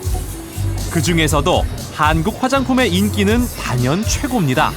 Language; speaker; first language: Korean; native; Korean